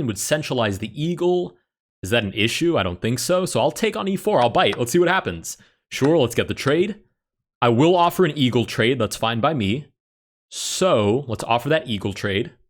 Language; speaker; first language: English; native; English